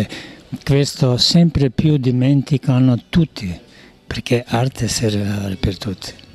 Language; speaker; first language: Italian; non-native, learner; Serbian